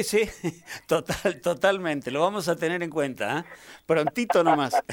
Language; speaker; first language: Spanish; native; Spanish